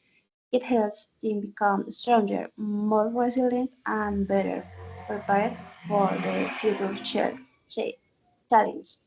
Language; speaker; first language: English; non-native, learner; Spanish